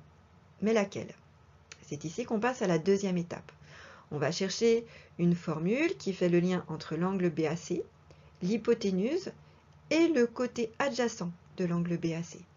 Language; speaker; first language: French; native; French